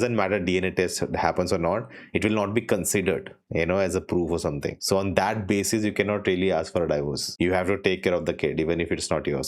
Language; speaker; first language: English; non-native, local second language; Hindi